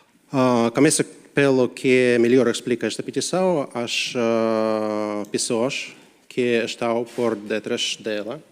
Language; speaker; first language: Portuguese; non-native, learner; Russian